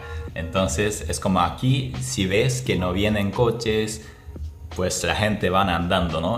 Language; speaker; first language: Spanish; non-native, fluent; Japanese